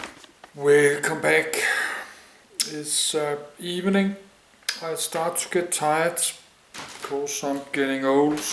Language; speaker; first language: English; non-native, learner; Danish